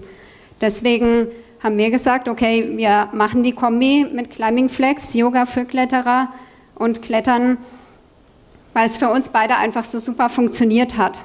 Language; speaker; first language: German; native; German